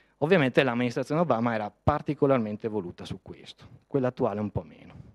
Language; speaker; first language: Italian; native; Italian